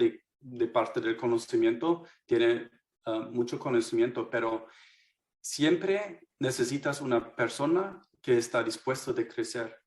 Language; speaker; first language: Spanish; non-native, fluent; German